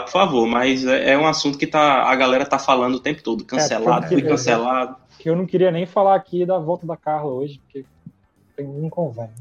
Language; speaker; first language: Portuguese; native; Portuguese